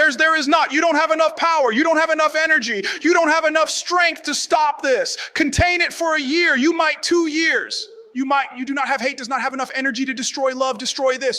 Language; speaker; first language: English; native; English